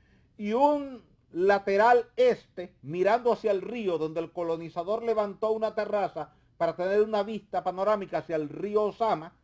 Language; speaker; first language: Spanish; native; Spanish